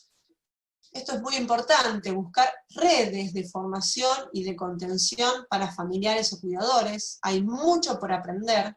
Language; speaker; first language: Spanish; native; Spanish